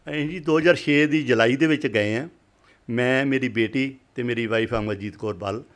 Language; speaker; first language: Punjabi; native; Punjabi